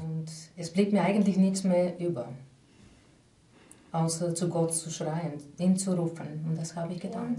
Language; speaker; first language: German; non-native, fluent; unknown